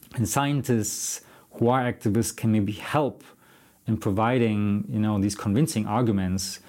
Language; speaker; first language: English; non-native, fluent; German